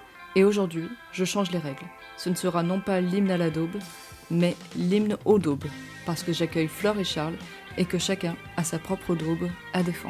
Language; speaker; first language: French; native; French